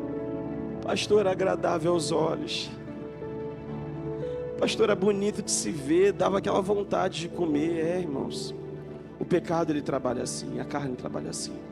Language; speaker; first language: Portuguese; native; Portuguese